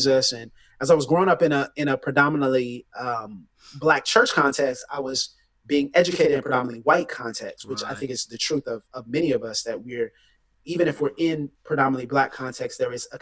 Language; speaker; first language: English; native; English